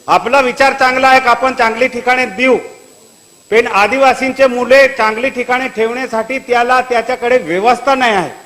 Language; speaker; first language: Marathi; non-native, local second language; Bhili